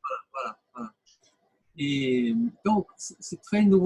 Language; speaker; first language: French; non-native, fluent; English